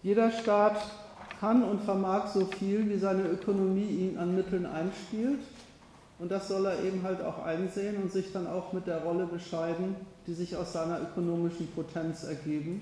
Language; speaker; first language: German; native; German